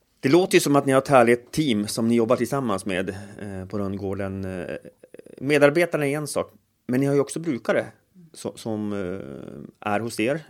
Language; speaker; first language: Swedish; native; Swedish